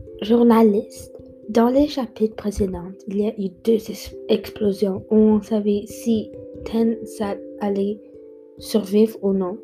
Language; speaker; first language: French; non-native, learner; English